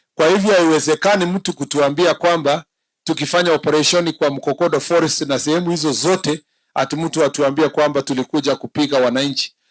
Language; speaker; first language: Swahili; non-native, local second language; Kalenjin